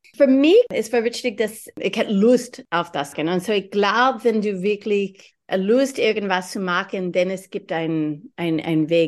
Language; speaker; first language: German; non-native, learner; English